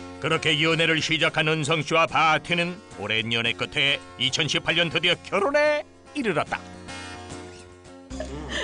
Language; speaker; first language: Korean; native; Korean